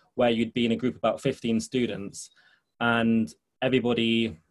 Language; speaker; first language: English; early bilingual, heritage; English